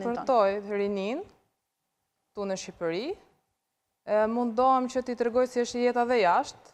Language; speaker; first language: Albanian; early bilingual, heritage; Albanian